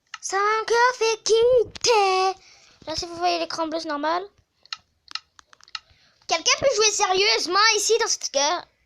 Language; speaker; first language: French; native; French